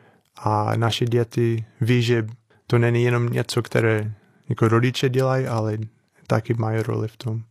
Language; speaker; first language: Czech; non-native, fluent; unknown